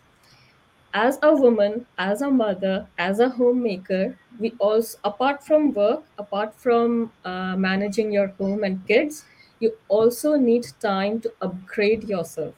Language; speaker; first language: English; non-native, local second language; Hindi